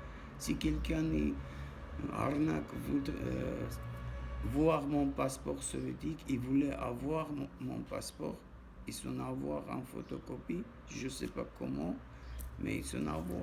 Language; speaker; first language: French; non-native, learner; Armenian